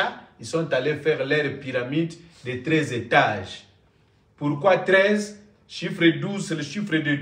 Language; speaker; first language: French; non-native, local second language; Lingala